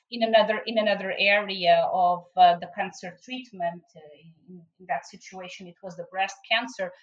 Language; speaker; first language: English; non-native, fluent; Portuguese